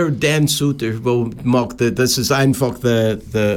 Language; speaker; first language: German; non-native, learner; English